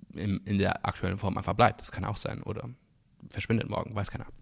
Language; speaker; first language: German; non-native, local second language; Luxembourgish